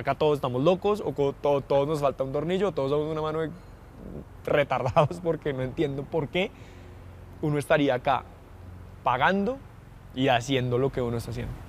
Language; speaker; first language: Spanish; native; Spanish